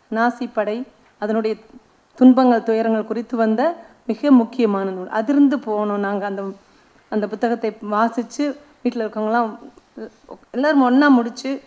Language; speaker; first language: Tamil; non-native, local second language; Malayalam